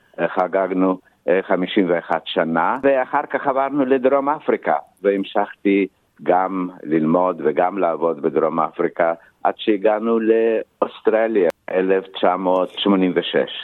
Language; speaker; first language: Hebrew; non-native, fluent; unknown